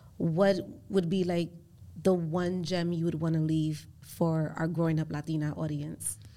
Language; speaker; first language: English; early bilingual, other home language; Spanish